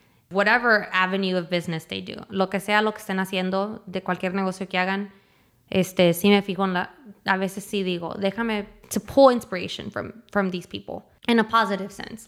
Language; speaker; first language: Spanish; early bilingual, heritage; Spanish